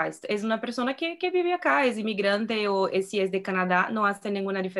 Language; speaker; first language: Spanish; non-native, fluent; Portuguese